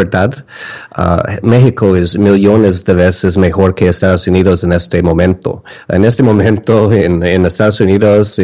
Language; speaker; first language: Spanish; non-native, learner; English